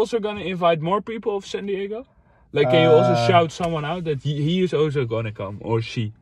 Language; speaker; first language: English; non-native, fluent; Dutch